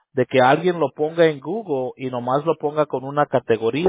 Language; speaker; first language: Spanish; early bilingual, heritage; Spanish